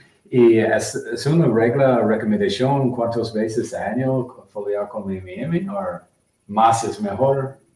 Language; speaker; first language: Spanish; non-native, learner; English